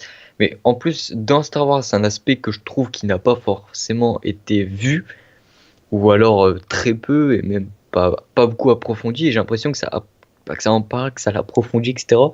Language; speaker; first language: French; native; French